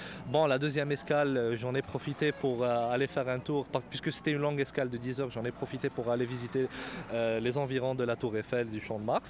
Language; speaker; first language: French; non-native, local second language; Arabic